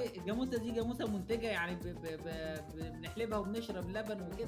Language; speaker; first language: Arabic; native; Arabic